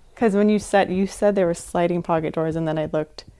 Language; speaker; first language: English; native; English